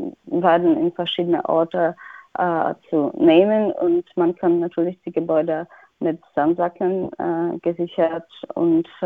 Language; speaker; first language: German; non-native, fluent; Polish